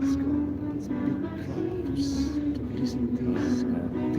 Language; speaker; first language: English; non-native, learner; Ukrainian